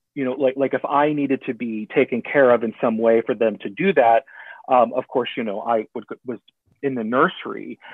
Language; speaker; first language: English; native; English